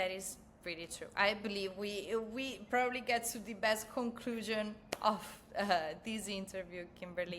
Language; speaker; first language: English; non-native, fluent; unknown